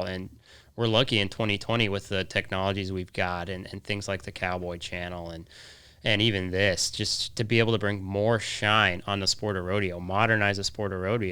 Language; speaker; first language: English; native; English